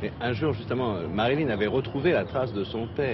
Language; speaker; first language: French; native; French